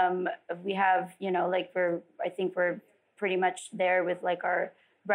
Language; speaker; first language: English; non-native, local second language; Filipino